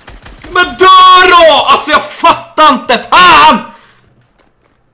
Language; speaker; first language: Swedish; native; Swedish